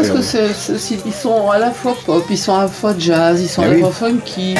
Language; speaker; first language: French; native; French